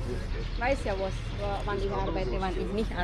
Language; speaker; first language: German; non-native, learner; Indonesian